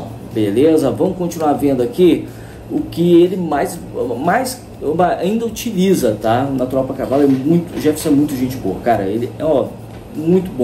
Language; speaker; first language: Portuguese; native; Portuguese